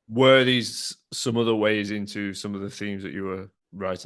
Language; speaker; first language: English; native; English